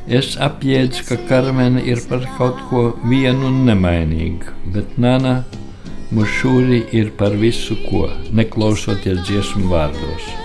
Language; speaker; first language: Latvian; native; Latvian